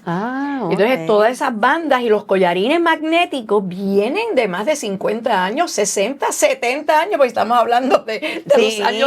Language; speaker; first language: Spanish; native; Spanish